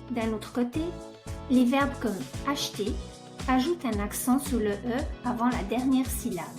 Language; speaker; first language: French; non-native, fluent; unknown